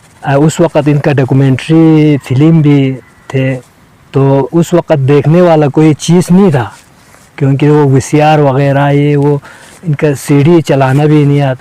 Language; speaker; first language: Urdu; non-native, local second language; Balti